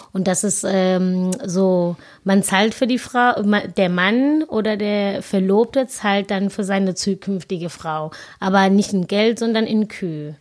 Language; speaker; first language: German; non-native, fluent; Zulu